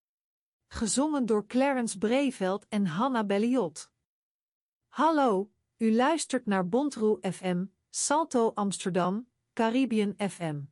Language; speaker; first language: Dutch; native; Dutch